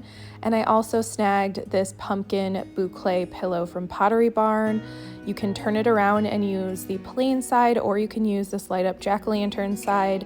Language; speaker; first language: English; native; English